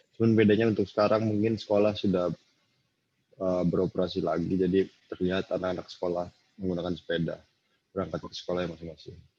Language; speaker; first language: Indonesian; native; Indonesian